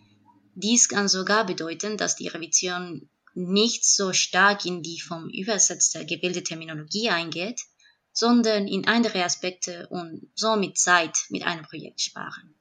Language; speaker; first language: German; non-native, fluent; Spanish